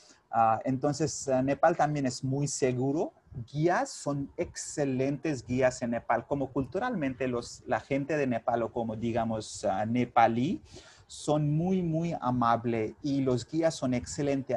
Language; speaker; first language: Spanish; non-native, fluent; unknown